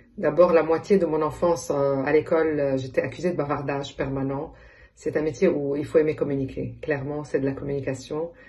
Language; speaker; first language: French; non-native, local second language; Arabic